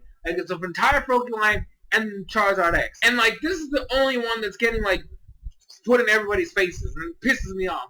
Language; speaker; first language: English; native; English